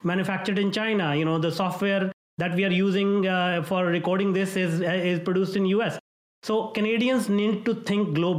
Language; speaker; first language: English; non-native, local second language; Hindi